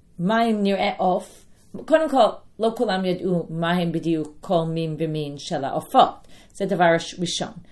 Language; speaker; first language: Hebrew; non-native, fluent; English